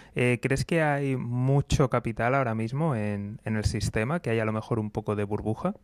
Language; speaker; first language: Spanish; native; Spanish